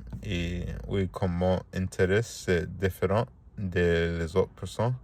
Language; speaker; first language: French; non-native, learner; Spanish